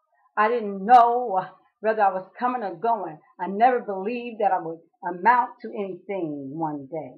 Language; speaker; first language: English; native; English